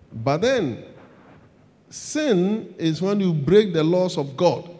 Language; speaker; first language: English; non-native, local second language; Akan